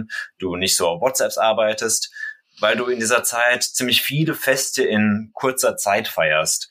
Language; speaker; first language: German; native; German